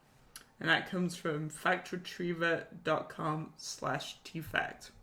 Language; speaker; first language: English; native; English